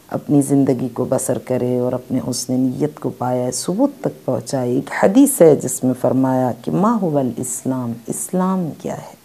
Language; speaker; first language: Urdu; native; Urdu